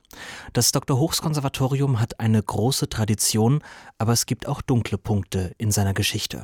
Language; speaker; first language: German; native; German